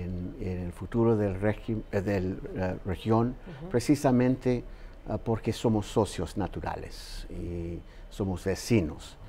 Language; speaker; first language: Spanish; non-native, fluent; English